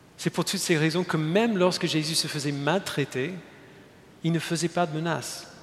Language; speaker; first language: French; non-native, fluent; English